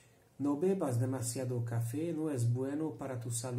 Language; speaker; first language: Spanish; non-native, learner; Hungarian